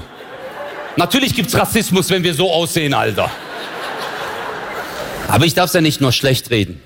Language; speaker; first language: German; early bilingual, other home language; Turkish